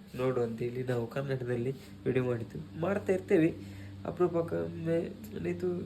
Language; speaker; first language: Kannada; non-native, local second language; Tulu